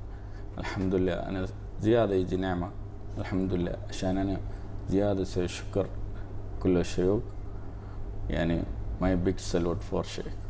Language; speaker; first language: Arabic; non-native, learner; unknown